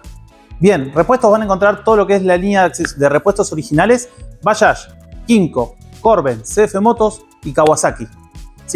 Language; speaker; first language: Spanish; native; Spanish